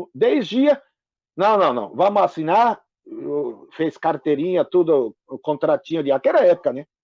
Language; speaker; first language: Portuguese; non-native, fluent; Japanese